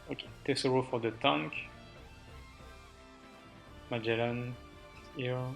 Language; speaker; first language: English; non-native, learner; French